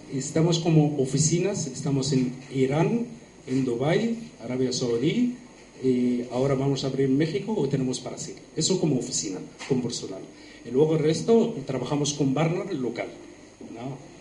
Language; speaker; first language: Spanish; non-native, fluent; Arabic